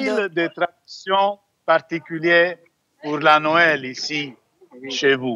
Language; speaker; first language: French; non-native, fluent; Italian